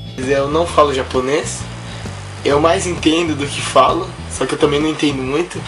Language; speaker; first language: Portuguese; early bilingual, heritage; Portuguese